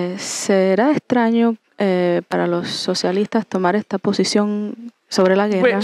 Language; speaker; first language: Spanish; non-native, fluent; English